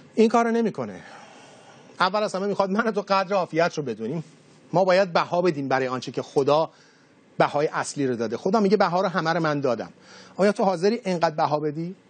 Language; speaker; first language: Persian; native; Persian